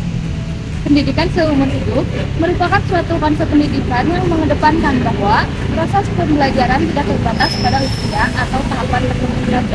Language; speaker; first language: Indonesian; native; Indonesian